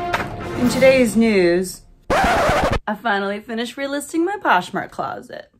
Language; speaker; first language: English; native; English